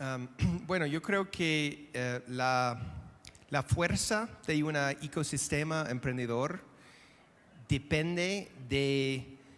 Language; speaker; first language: Spanish; non-native, fluent; English